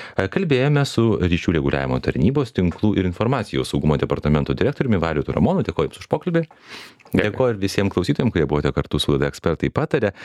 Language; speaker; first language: Lithuanian; native; Lithuanian